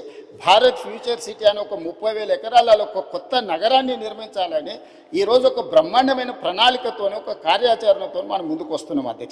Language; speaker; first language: Telugu; native; Telugu